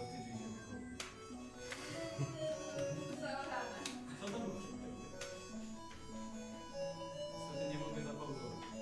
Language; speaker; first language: Polish; native; Polish